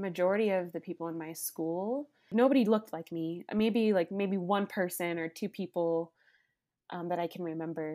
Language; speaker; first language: English; native; English